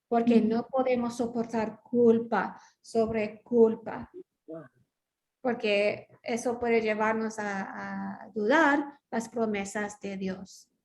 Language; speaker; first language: Spanish; non-native, fluent; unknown